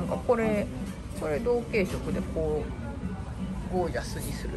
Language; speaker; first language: Japanese; native; Japanese